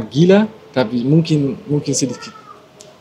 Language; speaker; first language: Indonesian; non-native, learner; German